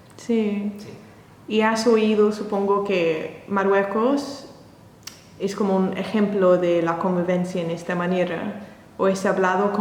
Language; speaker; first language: Spanish; non-native, learner; English